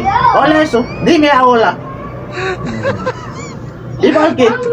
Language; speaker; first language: Spanish; non-native, learner; Haitian Creole